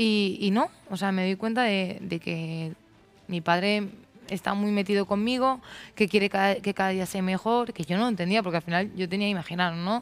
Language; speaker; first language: Spanish; native; Spanish